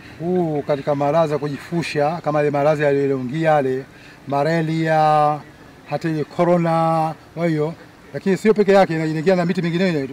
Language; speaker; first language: Swahili; native; Swahili